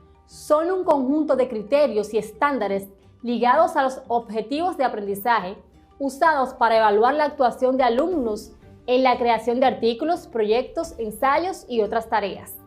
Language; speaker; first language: Spanish; native; Spanish